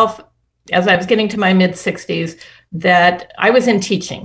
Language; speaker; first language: English; native; English